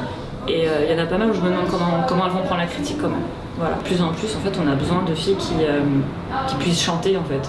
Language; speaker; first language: French; native; French